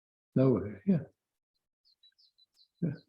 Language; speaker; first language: English; native; English